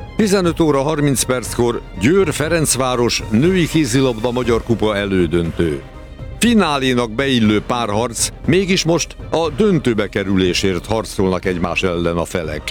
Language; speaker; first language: Hungarian; native; Hungarian